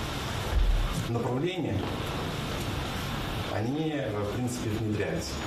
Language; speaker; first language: Russian; native; Russian